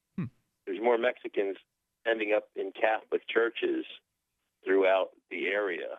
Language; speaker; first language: English; native; English